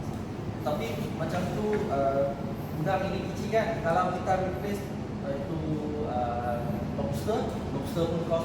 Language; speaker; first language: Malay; non-native, local second language; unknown